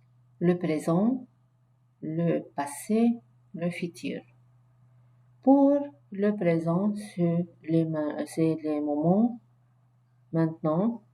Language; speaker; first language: French; non-native, fluent; Arabic